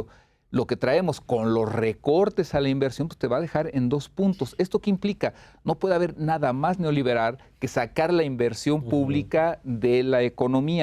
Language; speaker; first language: Spanish; native; Spanish